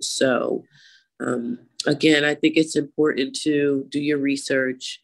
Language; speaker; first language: English; native; English